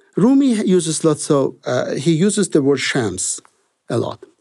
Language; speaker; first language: English; non-native, fluent; Persian